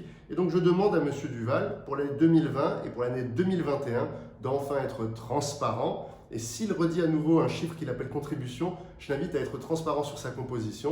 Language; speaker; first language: French; native; French